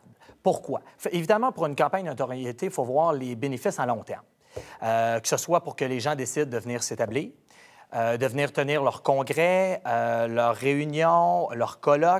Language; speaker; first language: French; native; French